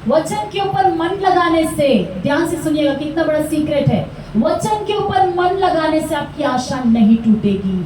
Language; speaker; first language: Hindi; non-native, local second language; Telugu